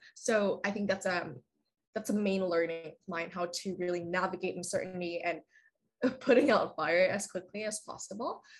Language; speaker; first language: English; non-native, fluent; Vietnamese